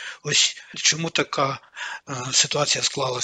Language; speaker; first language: Ukrainian; native; Ukrainian